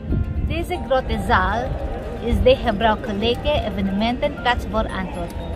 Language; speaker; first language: Dutch; non-native, learner; Filipino